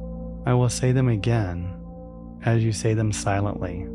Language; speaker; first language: English; native; English